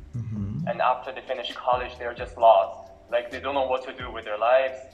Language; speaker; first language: English; non-native, local second language; Cantonese